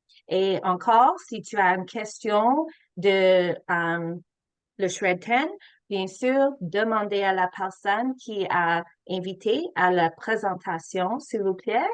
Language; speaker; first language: French; non-native, learner; English